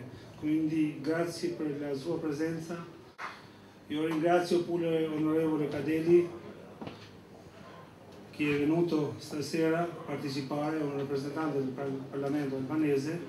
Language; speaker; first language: Italian; non-native, fluent; Albanian